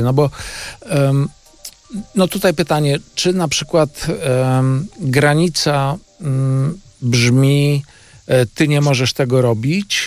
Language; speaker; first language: Polish; native; Polish